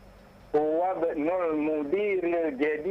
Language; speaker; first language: Arabic; non-native, learner; Indonesian